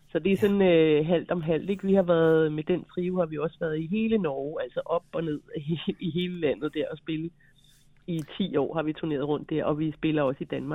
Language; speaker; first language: Danish; native; Danish